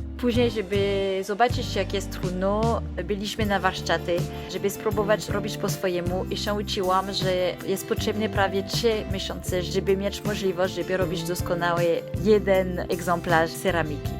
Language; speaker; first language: Polish; non-native, learner; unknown